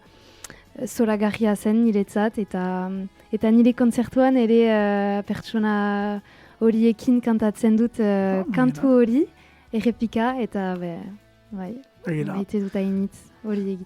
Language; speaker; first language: Basque; non-native, local second language; French